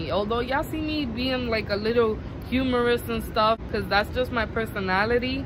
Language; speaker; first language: English; native; English